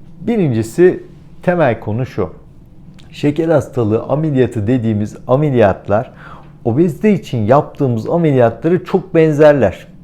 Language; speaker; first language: Turkish; native; Turkish